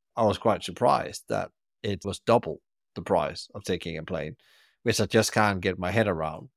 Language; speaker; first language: English; non-native, fluent; Danish